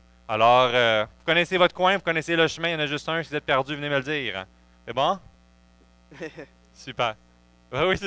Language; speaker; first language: French; native; French